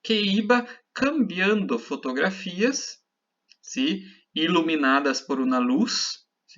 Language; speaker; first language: Spanish; non-native, fluent; Portuguese